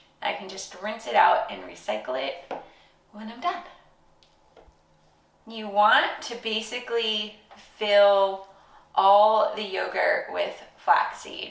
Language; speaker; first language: English; native; English